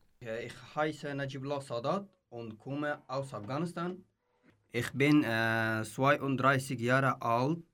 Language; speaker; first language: German; non-native, learner; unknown